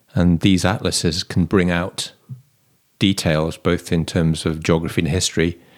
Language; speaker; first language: English; native; English